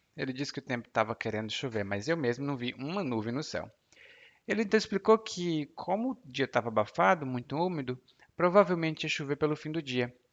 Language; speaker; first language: Portuguese; native; Portuguese